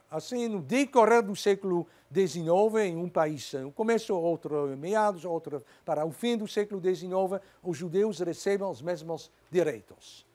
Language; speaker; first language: Portuguese; non-native, fluent; Dutch